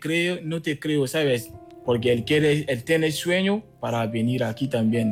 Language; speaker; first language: Spanish; non-native, learner; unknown